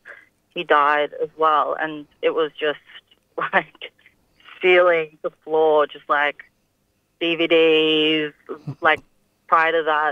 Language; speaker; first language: English; native; English